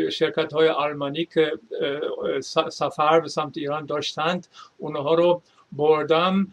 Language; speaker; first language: Persian; non-native, fluent; German